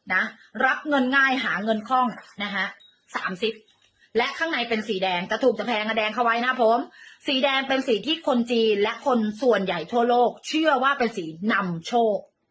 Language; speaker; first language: Thai; native; Thai